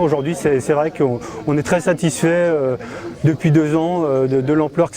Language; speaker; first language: French; native; French